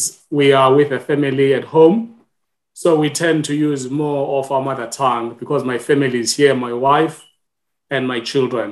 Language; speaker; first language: English; non-native, local second language; Xhosa